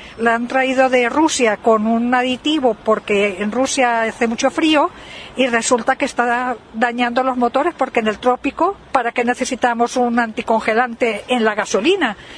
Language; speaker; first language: Spanish; native; Spanish